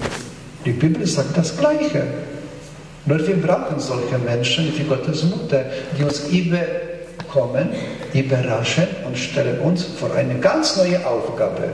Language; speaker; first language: German; non-native, fluent; Polish